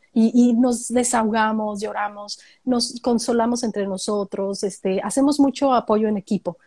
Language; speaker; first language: Spanish; native; Spanish